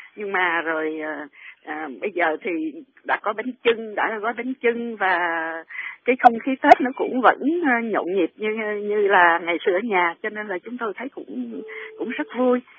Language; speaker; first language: Vietnamese; native; Vietnamese